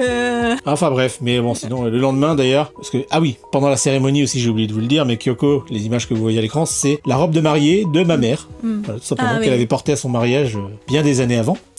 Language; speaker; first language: French; native; French